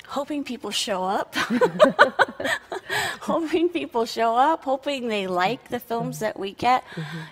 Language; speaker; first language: English; native; English